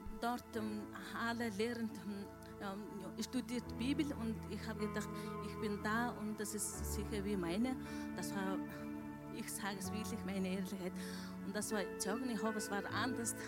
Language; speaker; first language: German; non-native, learner; Mongolian